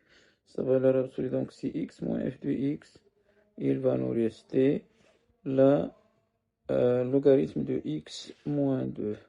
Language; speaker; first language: French; non-native, local second language; Arabic